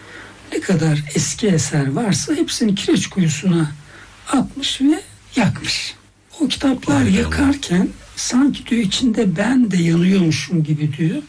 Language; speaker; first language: Turkish; native; Turkish